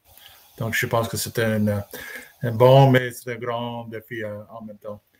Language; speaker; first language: French; non-native, learner; English